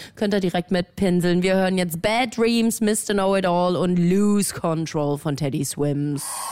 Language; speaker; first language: German; native; German